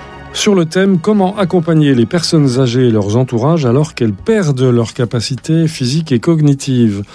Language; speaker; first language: French; native; French